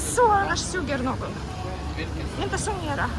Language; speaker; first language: Swedish; non-native, learner; Russian